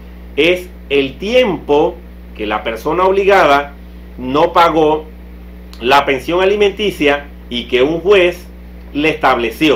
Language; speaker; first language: Spanish; native; Spanish